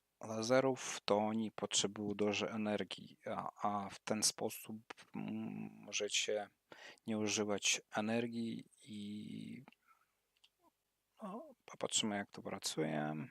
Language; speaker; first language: Polish; non-native, learner; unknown